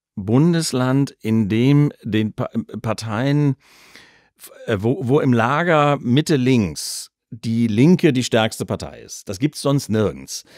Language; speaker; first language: German; native; German